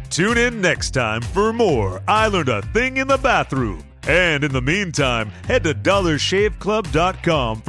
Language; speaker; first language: English; native; English